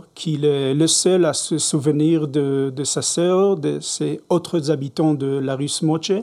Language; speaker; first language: French; non-native, learner; Hebrew